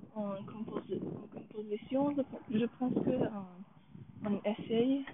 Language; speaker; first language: French; non-native, learner; English